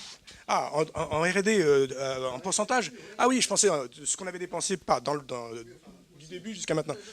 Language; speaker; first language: French; native; French